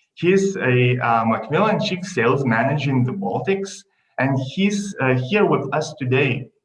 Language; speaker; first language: English; non-native, fluent; Lithuanian